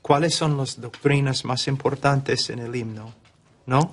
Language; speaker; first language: Spanish; non-native, fluent; English